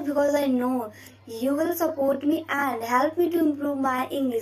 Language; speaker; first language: English; non-native, learner; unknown